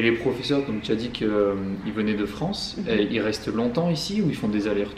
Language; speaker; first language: French; native; French